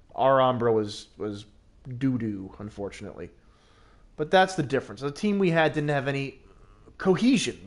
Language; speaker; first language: English; native; English